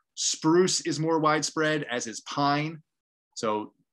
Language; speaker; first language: English; native; English